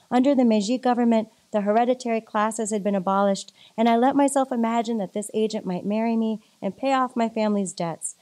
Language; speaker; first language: English; native; English